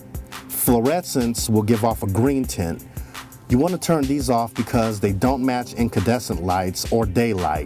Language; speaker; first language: English; native; English